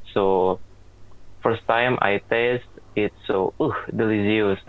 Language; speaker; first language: English; non-native, learner; Indonesian